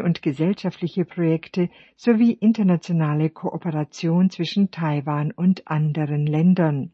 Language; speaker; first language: German; native; German